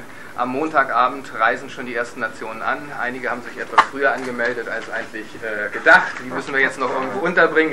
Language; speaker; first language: German; native; German